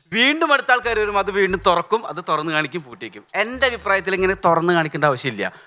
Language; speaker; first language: Malayalam; native; Malayalam